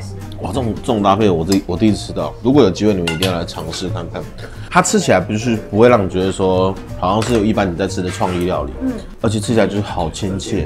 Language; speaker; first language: Chinese; native; Chinese